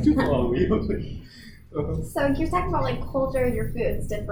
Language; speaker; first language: English; native; English